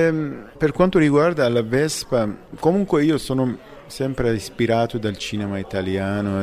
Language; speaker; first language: Italian; non-native, fluent; Persian